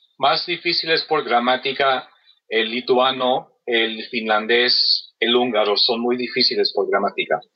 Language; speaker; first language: Spanish; non-native, fluent; English